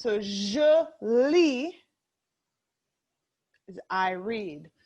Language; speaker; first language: French; non-native, fluent; English